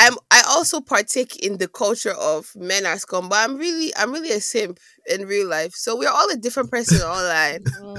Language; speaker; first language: English; non-native, local second language; Igbo